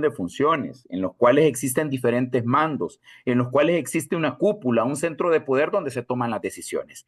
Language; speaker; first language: Spanish; native; Spanish